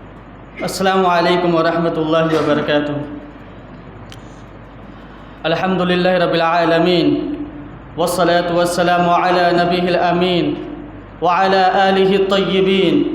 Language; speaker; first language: Arabic; non-native, fluent; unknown